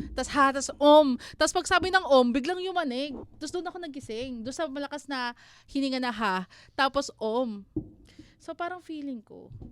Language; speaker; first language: Filipino; native; Filipino